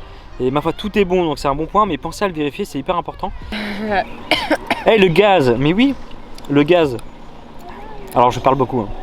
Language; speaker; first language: French; native; French